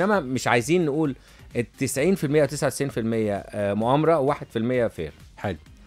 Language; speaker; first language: Arabic; native; Arabic